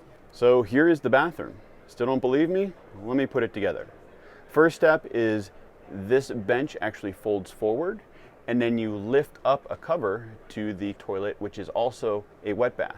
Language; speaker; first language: English; native; English